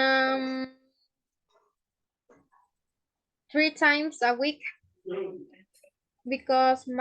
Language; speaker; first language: English; non-native, learner; Spanish